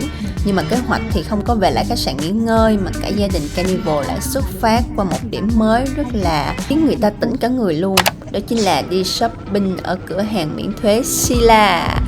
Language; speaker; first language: Vietnamese; native; Vietnamese